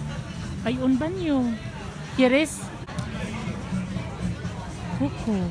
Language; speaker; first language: Spanish; non-native, learner; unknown